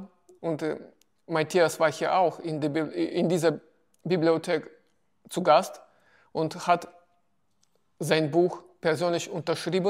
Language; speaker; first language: German; non-native, fluent; Russian